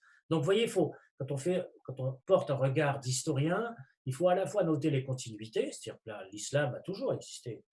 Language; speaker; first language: French; native; French